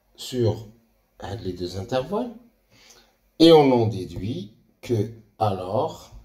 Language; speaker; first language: French; non-native, local second language; Arabic